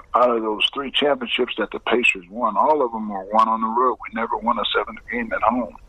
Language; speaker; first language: English; native; English